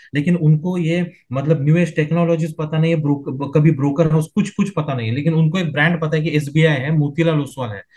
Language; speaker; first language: Hindi; non-native, local second language; Marathi